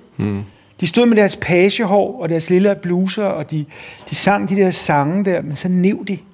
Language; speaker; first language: Danish; native; Danish